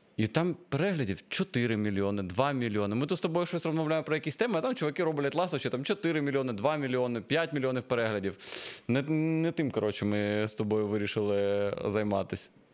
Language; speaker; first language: Ukrainian; non-native, local second language; Russian